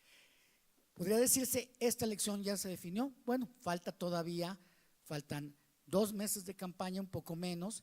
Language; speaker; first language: Spanish; native; Spanish